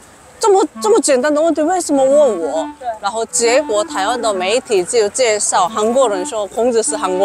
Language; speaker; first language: Chinese; non-native, fluent; Korean